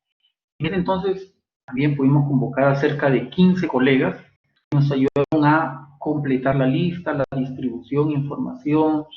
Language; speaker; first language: Spanish; native; Spanish